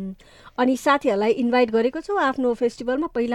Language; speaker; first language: Nepali; native; Nepali